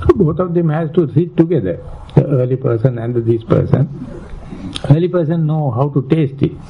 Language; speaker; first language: English; non-native, local second language; Sinhala